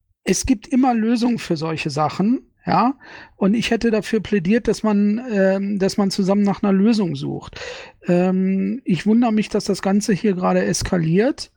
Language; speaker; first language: German; native; German